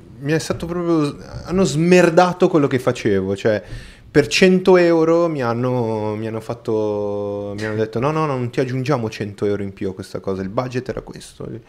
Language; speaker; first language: Italian; non-native, fluent; Portuguese